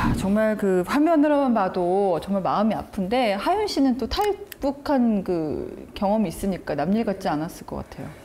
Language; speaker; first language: Korean; native; Korean